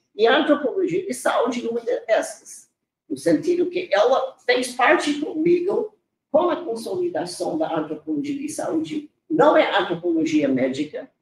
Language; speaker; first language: Portuguese; non-native, fluent; English